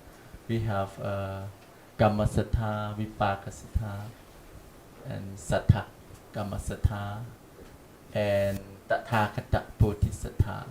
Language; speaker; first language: English; non-native, learner; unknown